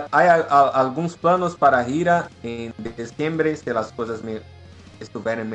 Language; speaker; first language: Spanish; non-native, learner; Portuguese